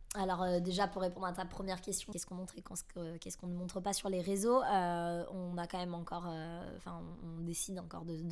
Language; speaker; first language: French; native; French